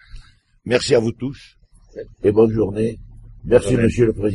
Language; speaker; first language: French; native; French